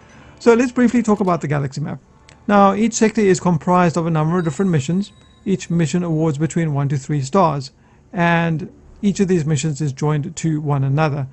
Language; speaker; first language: English; native; English